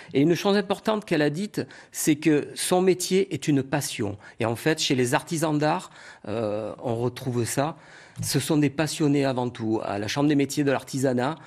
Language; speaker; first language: French; native; French